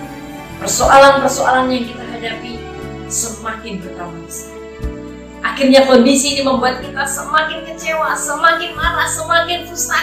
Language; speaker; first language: Indonesian; native; Indonesian